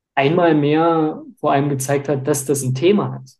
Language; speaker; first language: German; native; German